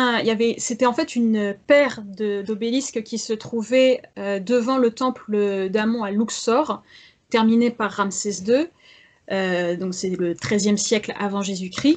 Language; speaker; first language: French; native; French